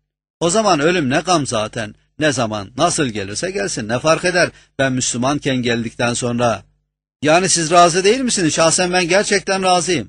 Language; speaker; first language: Turkish; native; Turkish